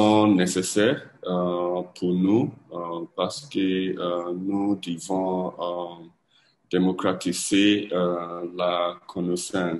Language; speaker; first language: French; non-native, learner; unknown